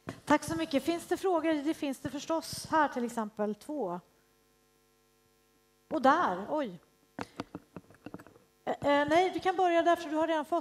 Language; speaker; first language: Swedish; native; Swedish